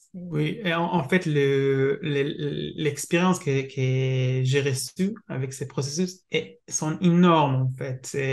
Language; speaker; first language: French; non-native, learner; Hebrew